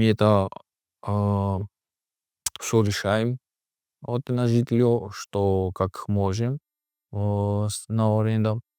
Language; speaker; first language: Russian; non-native, learner; Georgian